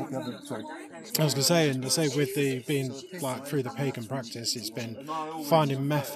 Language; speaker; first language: English; native; English